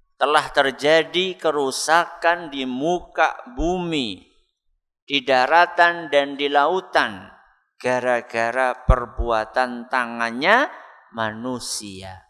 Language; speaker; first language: Indonesian; non-native, local second language; Javanese